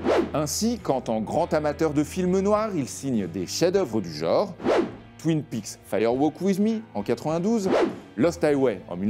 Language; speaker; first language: French; native; French